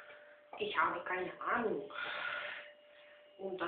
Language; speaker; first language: German; non-native, learner; Dutch